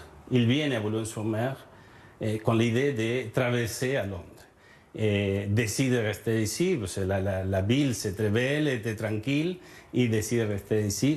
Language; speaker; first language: French; non-native, learner; Spanish